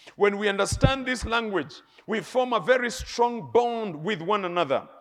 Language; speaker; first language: English; non-native, local second language; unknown